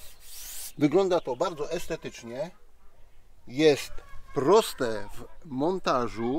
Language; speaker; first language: Polish; native; Polish